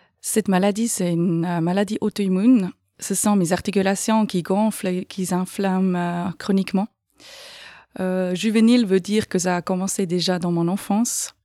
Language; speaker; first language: French; non-native, fluent; Swiss German